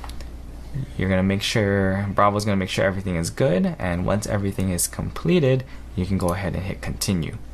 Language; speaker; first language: English; native; English